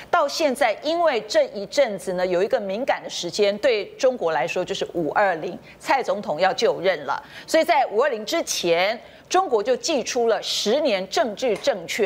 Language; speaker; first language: Chinese; native; Chinese